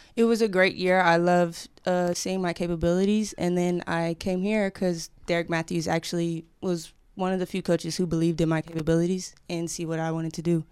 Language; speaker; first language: English; native; English